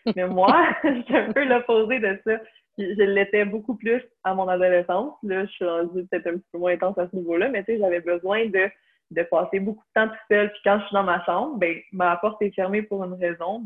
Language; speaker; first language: French; native; French